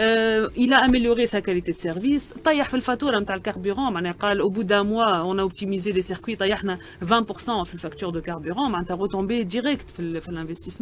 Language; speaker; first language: Arabic; native; Arabic